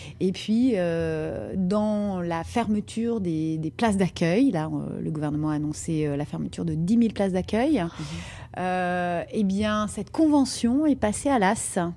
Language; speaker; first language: French; native; French